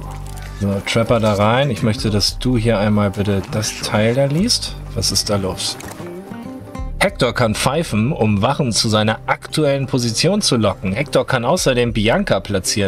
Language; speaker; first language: German; native; German